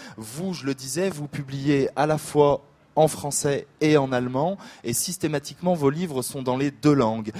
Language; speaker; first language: French; native; French